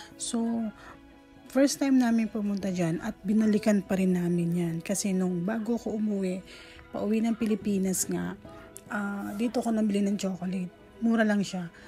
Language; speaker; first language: Filipino; native; Filipino